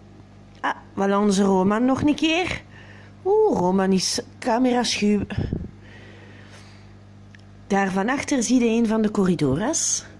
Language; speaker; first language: Dutch; non-native, local second language; French